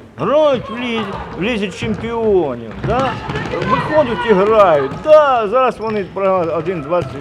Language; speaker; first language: Ukrainian; non-native, local second language; Russian